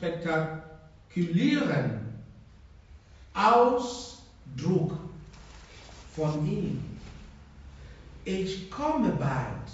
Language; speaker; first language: German; non-native, fluent; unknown